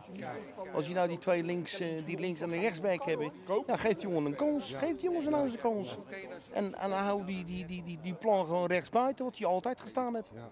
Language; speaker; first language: Dutch; native; Dutch